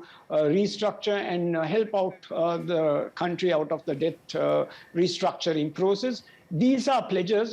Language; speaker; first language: English; non-native, local second language; Sinhala